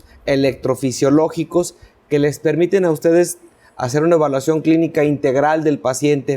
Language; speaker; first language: Spanish; native; Spanish